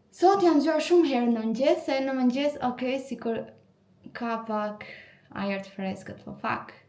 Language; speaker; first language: Albanian; native; Albanian